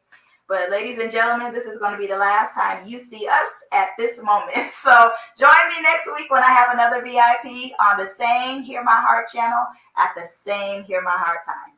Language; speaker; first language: English; native; English